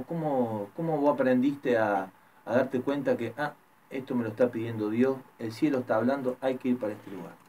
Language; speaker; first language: Spanish; native; Spanish